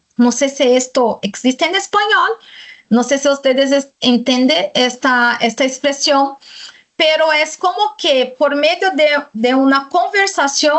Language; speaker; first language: Spanish; non-native, fluent; Portuguese